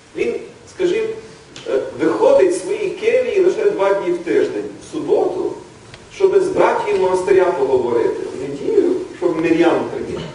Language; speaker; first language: Ukrainian; native; Ukrainian